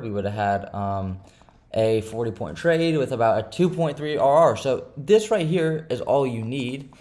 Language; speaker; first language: English; native; English